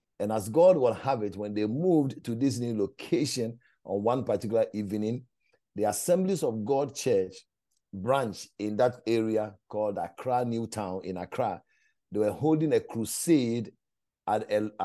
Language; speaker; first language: English; non-native, local second language; Akan